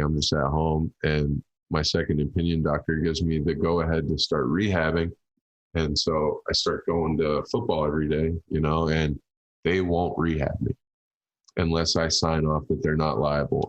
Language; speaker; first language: English; native; English